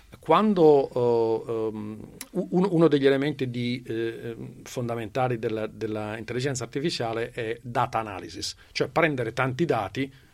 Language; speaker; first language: Italian; native; Italian